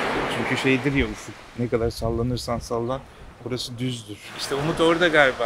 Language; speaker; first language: Turkish; native; Turkish